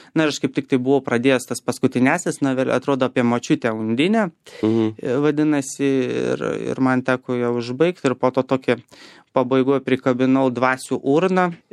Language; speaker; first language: Lithuanian; native; Lithuanian